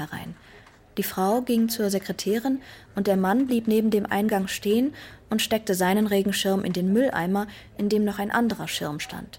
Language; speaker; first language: German; non-native, fluent; Persian